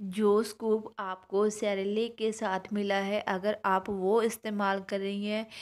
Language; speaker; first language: Hindi; non-native, local second language; Punjabi